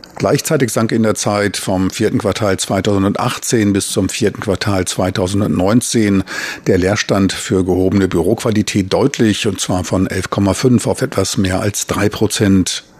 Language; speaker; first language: German; native; German